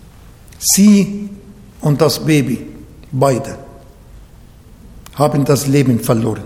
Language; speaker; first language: German; non-native, fluent; Arabic